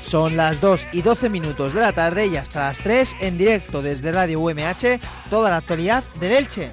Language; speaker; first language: Spanish; native; Spanish